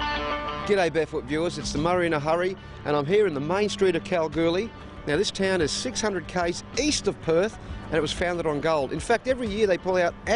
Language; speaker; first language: English; native; English